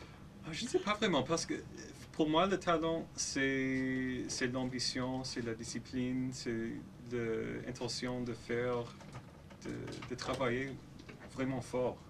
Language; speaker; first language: French; non-native, local second language; English